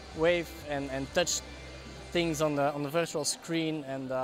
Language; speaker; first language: English; non-native, fluent; Dutch